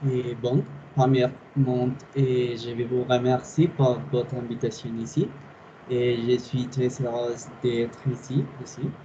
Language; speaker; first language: French; non-native, learner; Spanish